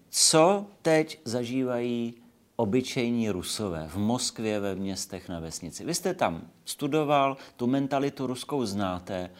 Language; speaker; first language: Czech; native; Czech